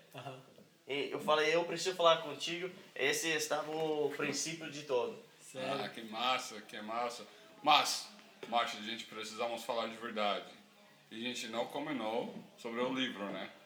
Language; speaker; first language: Portuguese; non-native, learner; English